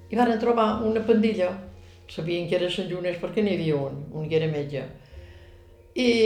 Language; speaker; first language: Catalan; native; Catalan